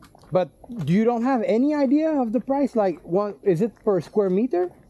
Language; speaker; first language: English; non-native, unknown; French